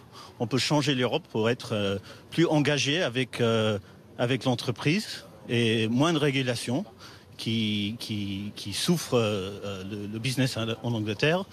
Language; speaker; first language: French; non-native, fluent; English